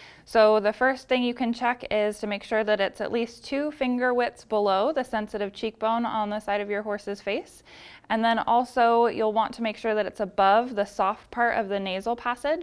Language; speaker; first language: English; native; English